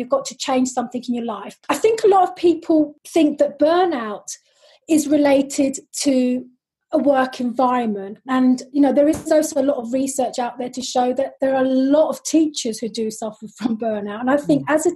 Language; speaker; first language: English; native; English